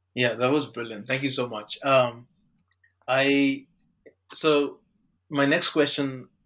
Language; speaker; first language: English; non-native, local second language; Bangla